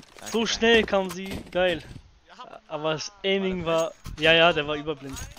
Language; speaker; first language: German; native; German